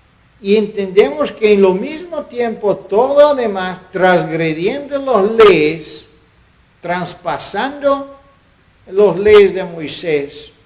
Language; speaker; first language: Spanish; non-native, fluent; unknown